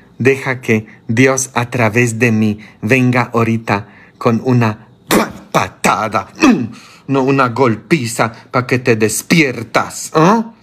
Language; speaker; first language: Spanish; non-native, fluent; Polish